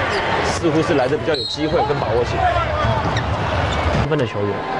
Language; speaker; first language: Chinese; native; Chinese